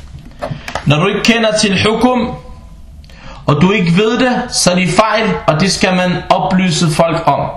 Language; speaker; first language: Danish; early bilingual, other home language; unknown